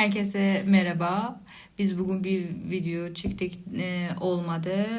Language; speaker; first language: Turkish; non-native, learner; Persian